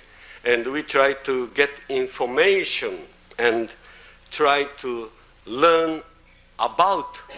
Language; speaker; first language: English; non-native, fluent; Japanese